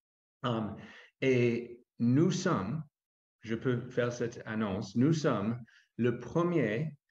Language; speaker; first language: French; non-native, fluent; English